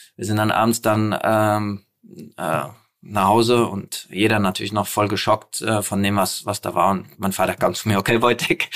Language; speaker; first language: German; early bilingual, other home language; Polish